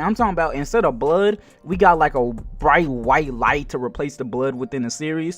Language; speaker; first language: English; native; English